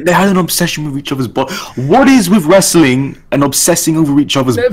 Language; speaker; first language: English; native; English